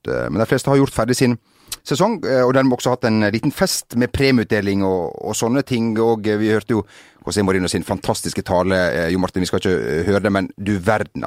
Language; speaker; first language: Norwegian; native; Norwegian